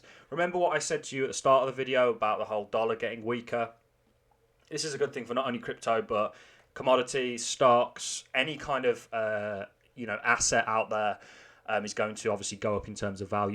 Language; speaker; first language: English; native; English